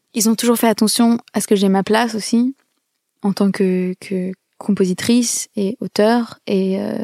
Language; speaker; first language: French; native; French